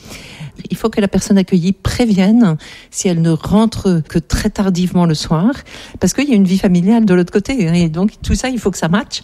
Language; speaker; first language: French; native; French